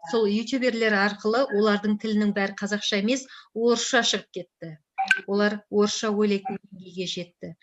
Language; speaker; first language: Kazakh; native; Kazakh